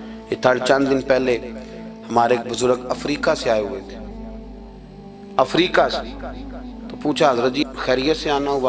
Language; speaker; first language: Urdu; non-native, local second language; Punjabi